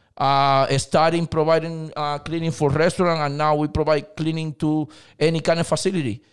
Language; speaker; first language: English; non-native, learner; Spanish